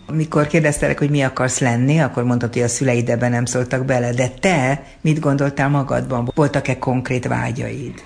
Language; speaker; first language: Hungarian; native; Hungarian